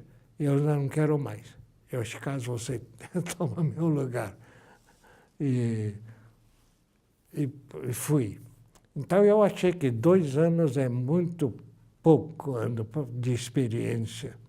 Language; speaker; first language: Portuguese; early bilingual, other home language; Japanese